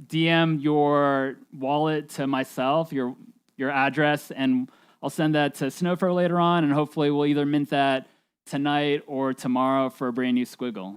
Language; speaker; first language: English; native; English